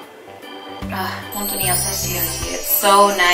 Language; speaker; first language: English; early bilingual, other home language; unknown